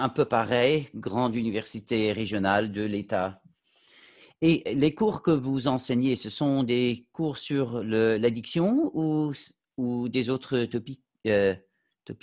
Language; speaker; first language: French; non-native, fluent; English